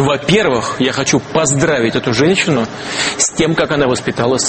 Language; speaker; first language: Russian; native; Russian